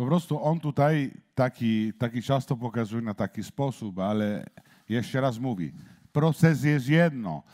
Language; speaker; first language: Polish; non-native, learner; Italian